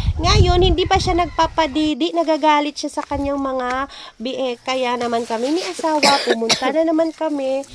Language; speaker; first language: Filipino; non-native, local second language; Cebuano